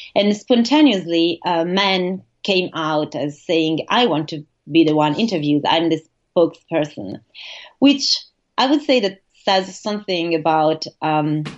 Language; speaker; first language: English; non-native, fluent; Italian